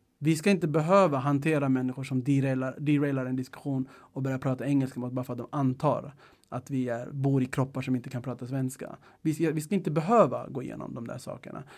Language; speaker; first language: Swedish; early bilingual, other home language; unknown